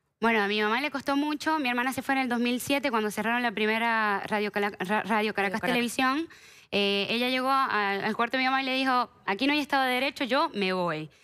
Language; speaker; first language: Spanish; native; Spanish